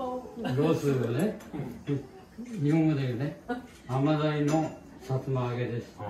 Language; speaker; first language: Japanese; native; Japanese